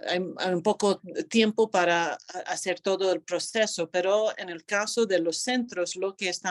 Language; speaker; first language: Spanish; non-native, fluent; English